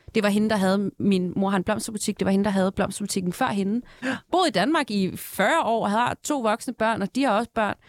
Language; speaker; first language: Danish; early bilingual, other home language; Persian